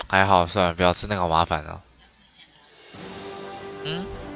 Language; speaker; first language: Chinese; native; Chinese